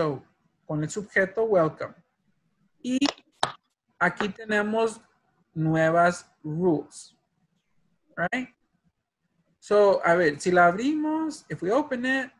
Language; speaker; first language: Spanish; early bilingual, heritage; Spanish